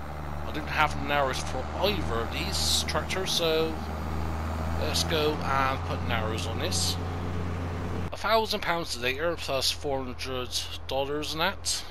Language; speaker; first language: English; native; English